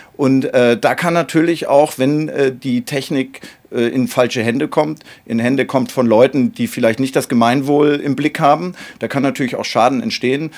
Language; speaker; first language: German; native; German